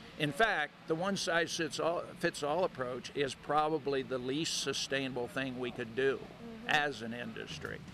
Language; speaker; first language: English; native; English